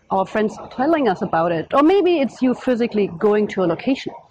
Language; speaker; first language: English; non-native, fluent; German